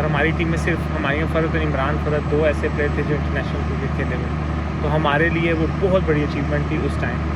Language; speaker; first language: Urdu; non-native, local second language; Punjabi